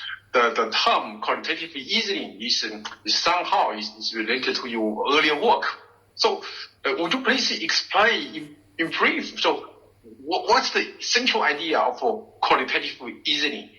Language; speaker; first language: English; non-native, fluent; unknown